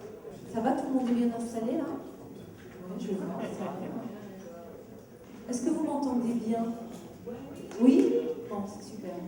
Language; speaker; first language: French; native; French